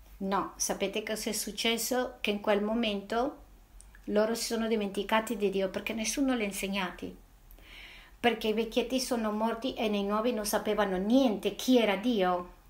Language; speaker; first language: Italian; non-native, fluent; Spanish